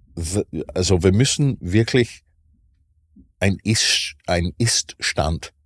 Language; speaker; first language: German; non-native, fluent; English